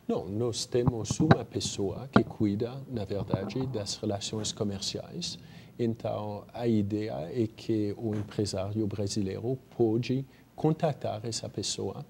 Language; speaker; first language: Portuguese; non-native, fluent; French